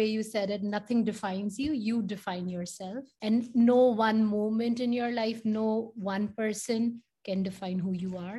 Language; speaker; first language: English; non-native, local second language; Hindi